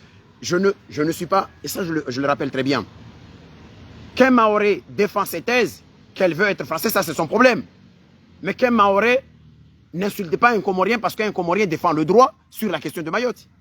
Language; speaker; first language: French; non-native, local second language; Comorian